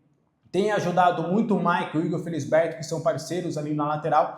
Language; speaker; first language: Portuguese; native; Portuguese